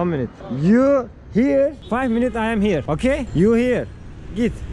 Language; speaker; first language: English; non-native, learner; Turkish